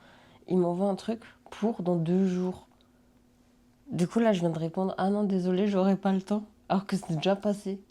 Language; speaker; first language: French; native; French